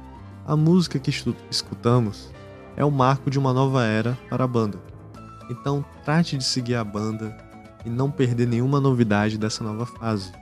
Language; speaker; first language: Portuguese; native; Portuguese